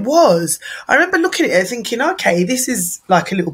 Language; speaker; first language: English; native; English